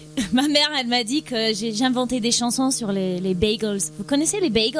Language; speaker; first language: French; non-native, fluent; English